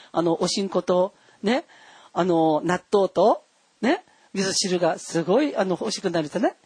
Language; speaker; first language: Japanese; non-native, fluent; Korean